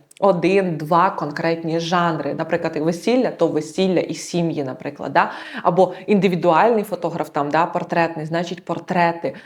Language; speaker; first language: Ukrainian; non-native, local second language; Russian